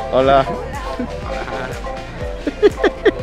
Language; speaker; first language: Spanish; non-native, learner; German